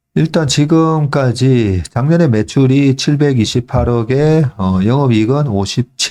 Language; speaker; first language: Korean; native; Korean